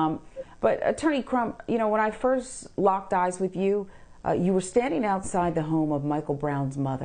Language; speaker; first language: English; native; English